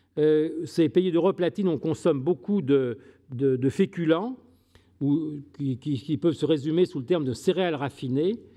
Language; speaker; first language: French; native; French